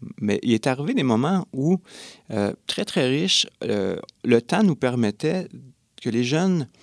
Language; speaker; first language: French; native; French